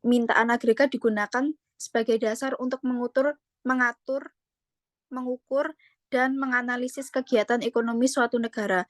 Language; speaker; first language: Indonesian; native; Indonesian